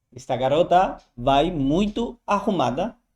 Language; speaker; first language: Portuguese; non-native, fluent; Spanish